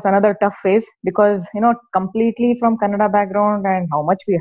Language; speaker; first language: English; non-native, local second language; Kannada